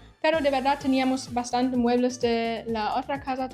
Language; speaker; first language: Spanish; non-native, fluent; German